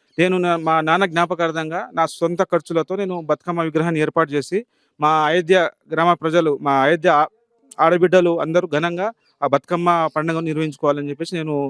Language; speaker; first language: Telugu; non-native, local second language; Lambadi